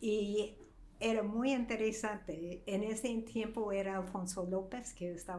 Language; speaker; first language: Spanish; non-native, fluent; English